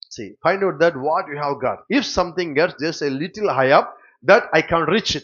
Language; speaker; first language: English; non-native, local second language; Telugu